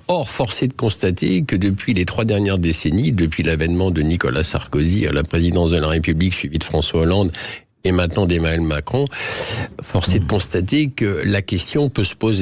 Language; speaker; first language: French; native; French